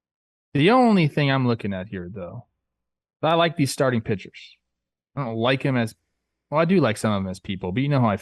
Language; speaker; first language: English; native; English